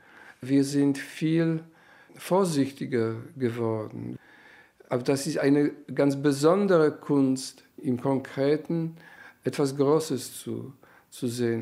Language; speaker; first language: German; non-native, fluent; Polish